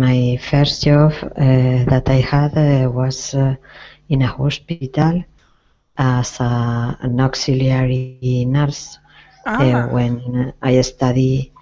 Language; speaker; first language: English; non-native, learner; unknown